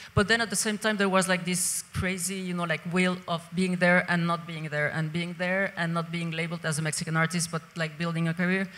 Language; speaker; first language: English; non-native, fluent; Spanish